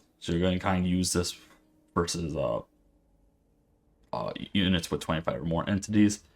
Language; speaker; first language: English; native; English